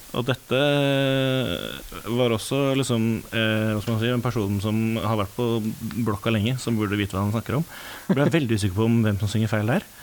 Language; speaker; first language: Norwegian; native; Norwegian